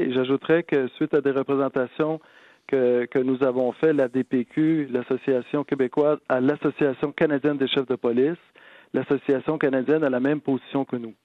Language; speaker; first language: French; native; French